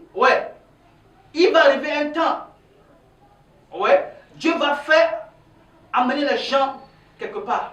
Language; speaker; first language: French; non-native, local second language; Ewe